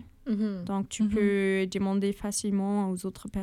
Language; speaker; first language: French; non-native, fluent; German